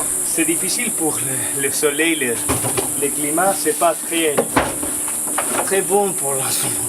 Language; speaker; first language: French; non-native, learner; Spanish